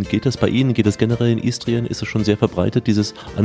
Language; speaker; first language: German; native; German